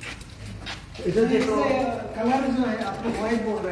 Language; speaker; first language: Hindi; non-native, local second language; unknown